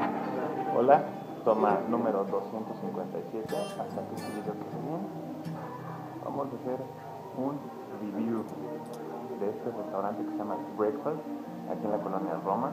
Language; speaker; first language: Spanish; native; Spanish